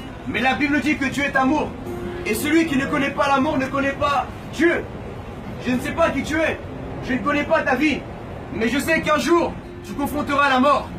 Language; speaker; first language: French; native; French